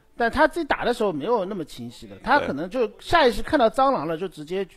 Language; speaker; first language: Chinese; native; Chinese